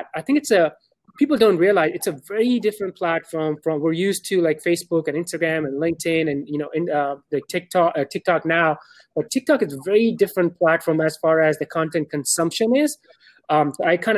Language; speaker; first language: English; non-native, local second language; Urdu